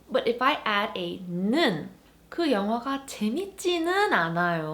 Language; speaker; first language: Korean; early bilingual, heritage; Korean